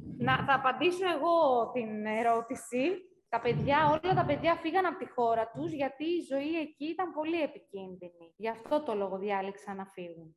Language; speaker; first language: Greek; native; Greek